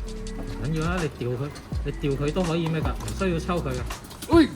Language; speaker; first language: Chinese; native; Chinese